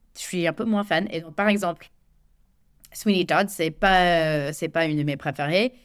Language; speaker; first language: French; non-native, fluent; English